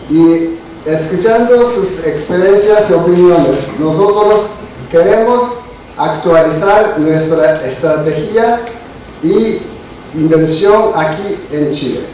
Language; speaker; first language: Spanish; non-native, fluent; Japanese